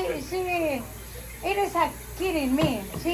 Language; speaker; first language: English; non-native, learner; Spanish